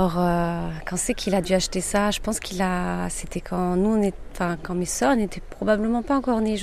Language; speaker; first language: French; native; French